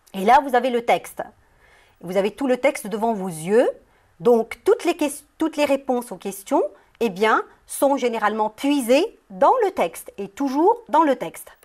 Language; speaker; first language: French; non-native, local second language; Arabic